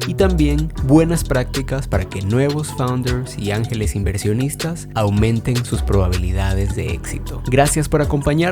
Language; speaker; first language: Spanish; native; Spanish